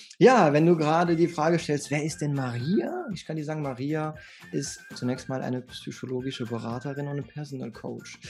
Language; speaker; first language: German; early bilingual, other home language; French